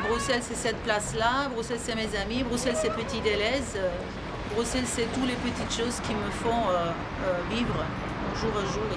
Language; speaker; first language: French; non-native, fluent; Serbian